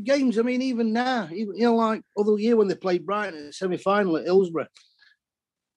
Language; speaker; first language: English; native; English